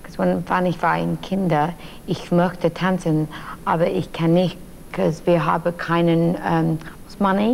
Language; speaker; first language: German; non-native, learner; English